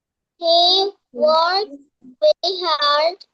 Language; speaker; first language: English; non-native, learner; Bangla